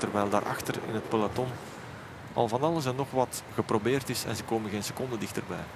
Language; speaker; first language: Dutch; native; Dutch